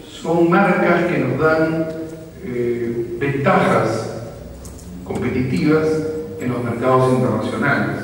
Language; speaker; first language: Spanish; native; Spanish